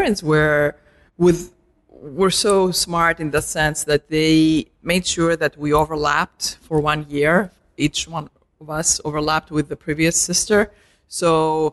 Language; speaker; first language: English; non-native, fluent; Arabic